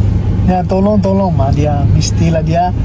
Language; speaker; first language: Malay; non-native, learner; Tedim Chin